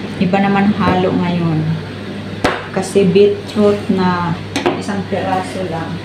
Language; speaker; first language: Filipino; non-native, local second language; Cebuano